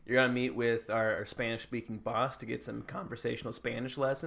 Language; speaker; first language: English; native; English